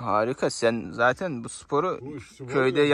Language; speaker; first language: Turkish; native; Turkish